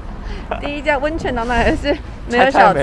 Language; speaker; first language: Chinese; native; Chinese